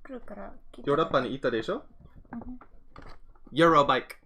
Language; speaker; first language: Japanese; non-native, learner; English